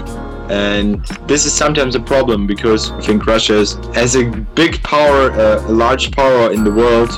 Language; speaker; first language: English; non-native, fluent; German